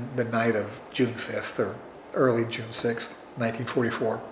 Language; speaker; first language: English; native; English